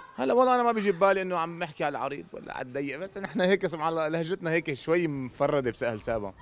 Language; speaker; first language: Arabic; native; Arabic